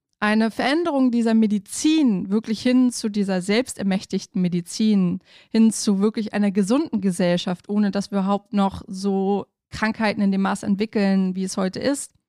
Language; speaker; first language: German; native; German